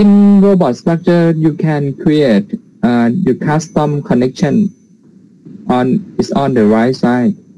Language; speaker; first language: English; non-native, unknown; Thai